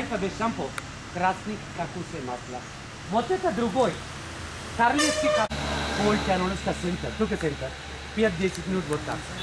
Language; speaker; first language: Russian; non-native, learner; Sinhala